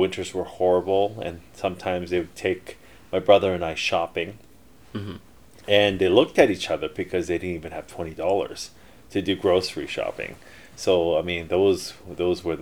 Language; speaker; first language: English; early bilingual, other home language; Korean